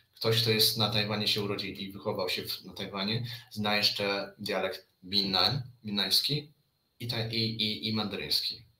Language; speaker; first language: Polish; early bilingual, other home language; Chinese